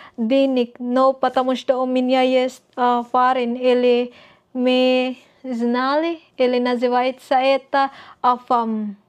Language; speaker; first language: Russian; non-native, learner; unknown